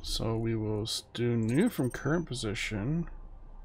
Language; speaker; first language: English; native; English